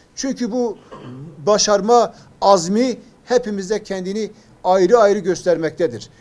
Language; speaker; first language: Turkish; native; Turkish